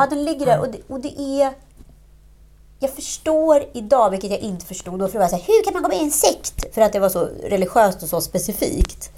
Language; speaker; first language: Swedish; native; Swedish